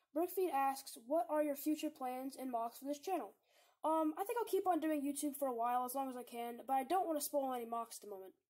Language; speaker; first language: English; native; English